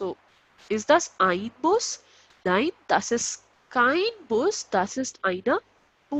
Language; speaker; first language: German; non-native, local second language; Hindi